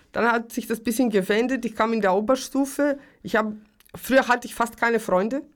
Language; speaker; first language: German; early bilingual, other home language; Greek